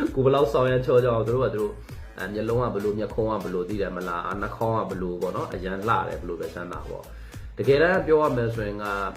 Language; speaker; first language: Burmese; non-native, local second language; Mizo